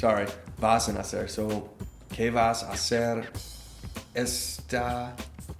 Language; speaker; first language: Spanish; non-native, learner; English